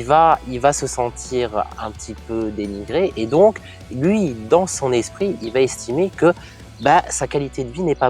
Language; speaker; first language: French; native; French